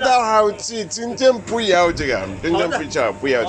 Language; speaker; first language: Chinese; non-native, learner; Tsonga